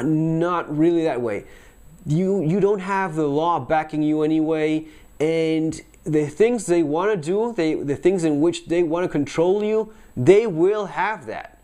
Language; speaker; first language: English; non-native, fluent; Spanish